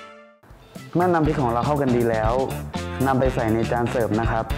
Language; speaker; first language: Thai; native; Thai